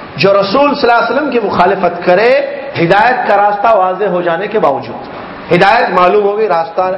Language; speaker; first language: Urdu; native; Urdu